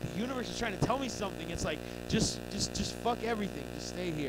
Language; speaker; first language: English; early bilingual, other home language; Spanish